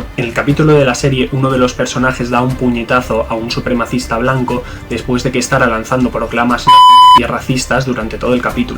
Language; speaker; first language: Spanish; native; Spanish